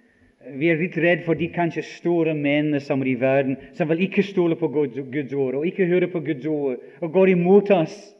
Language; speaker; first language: Norwegian; non-native, fluent; English